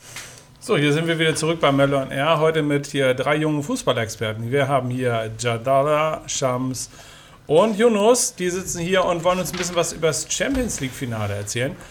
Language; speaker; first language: German; native; German